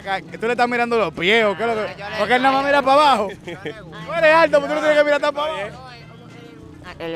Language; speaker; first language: Spanish; native; Spanish